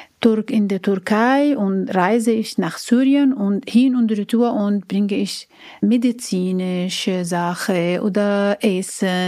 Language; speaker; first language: German; non-native, learner; Arabic